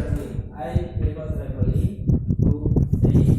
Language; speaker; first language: English; non-native, learner; Indonesian